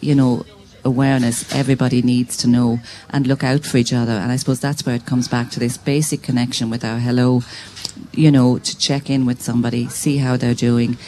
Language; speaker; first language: English; native; English